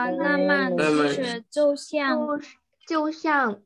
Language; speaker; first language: Chinese; non-native, learner; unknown